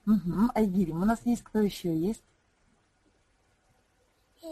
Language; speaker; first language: Russian; native; Russian